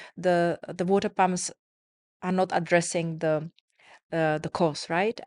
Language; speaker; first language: English; non-native, fluent; Czech